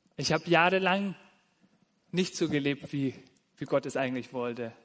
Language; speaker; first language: German; native; German